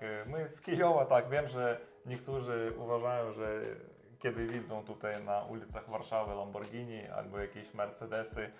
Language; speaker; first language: Polish; non-native, learner; Russian